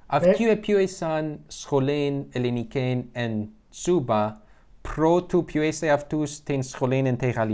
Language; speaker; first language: Greek; non-native, learner; English